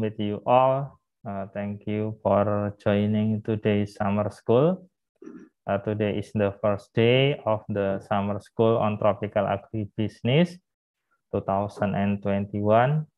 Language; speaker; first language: English; non-native, fluent; Indonesian